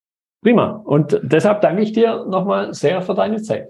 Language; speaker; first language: German; native; German